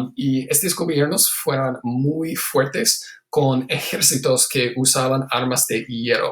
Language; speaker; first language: Spanish; non-native, fluent; English